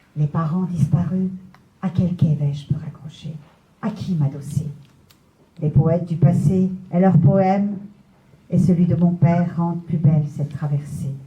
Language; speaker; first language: French; early bilingual, other home language; Persian